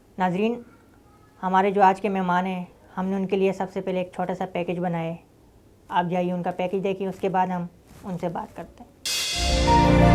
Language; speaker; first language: Urdu; non-native, local second language; Punjabi